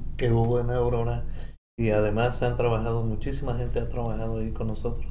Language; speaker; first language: Spanish; native; Spanish